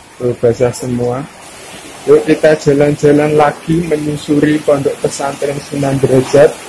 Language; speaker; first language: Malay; non-native, local second language; Javanese